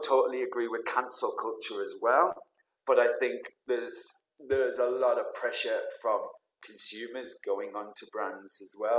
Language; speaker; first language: English; native; English